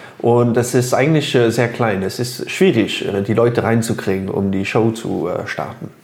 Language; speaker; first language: German; non-native, local second language; English